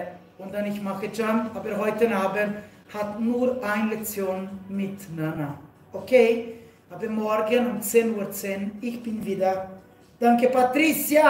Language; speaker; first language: German; non-native, fluent; Portuguese